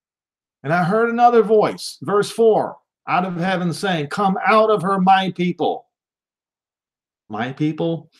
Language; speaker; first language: English; native; English